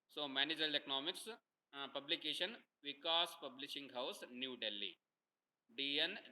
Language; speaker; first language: English; non-native, local second language; Kannada